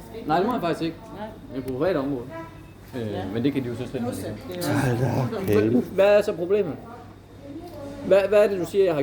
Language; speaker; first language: Danish; native; Danish